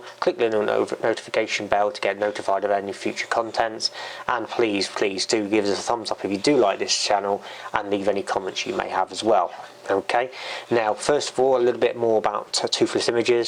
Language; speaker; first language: English; native; English